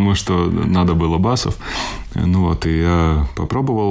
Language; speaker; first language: Russian; non-native, local second language; Latvian